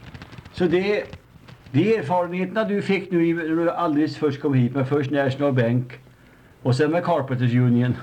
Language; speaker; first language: Swedish; native; Swedish